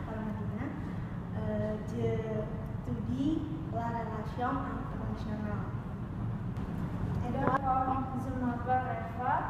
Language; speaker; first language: French; non-native, learner; Indonesian